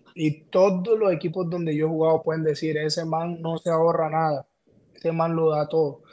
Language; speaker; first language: Spanish; native; Spanish